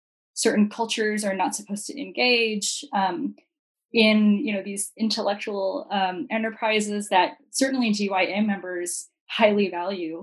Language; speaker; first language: English; native; English